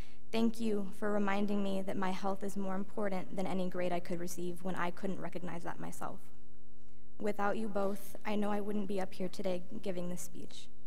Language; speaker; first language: English; early bilingual, other home language; Spanish